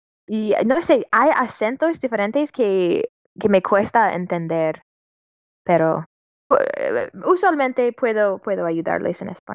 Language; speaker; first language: Spanish; non-native, fluent; English